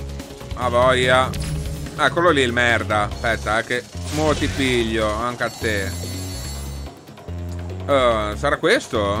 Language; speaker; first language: Italian; native; Italian